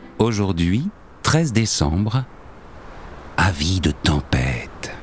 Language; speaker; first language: French; native; French